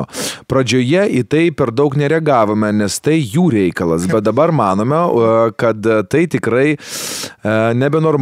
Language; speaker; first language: Lithuanian; native; Lithuanian